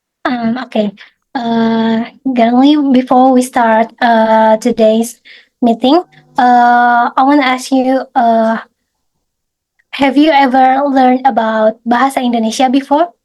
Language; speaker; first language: English; non-native, fluent; Indonesian